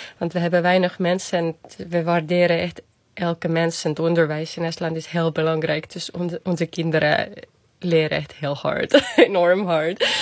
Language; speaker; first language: Dutch; non-native, fluent; Estonian